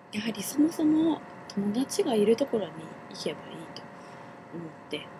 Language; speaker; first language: Japanese; non-native, fluent; Finnish